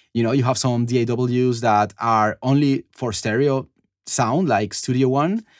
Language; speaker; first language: English; non-native, fluent; Spanish